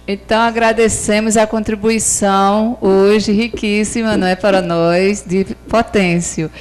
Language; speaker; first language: Portuguese; native; Portuguese